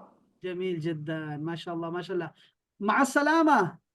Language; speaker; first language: Arabic; non-native, fluent; Urdu